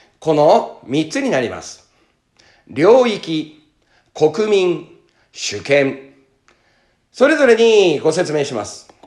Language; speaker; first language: Japanese; native; Japanese